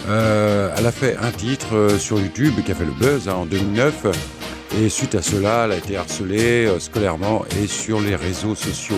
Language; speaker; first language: French; native; French